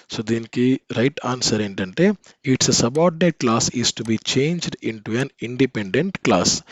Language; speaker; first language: English; non-native, local second language; Telugu